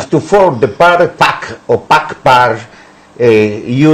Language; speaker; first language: English; non-native, learner; Spanish